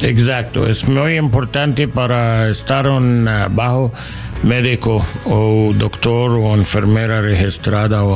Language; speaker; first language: Spanish; non-native, learner; English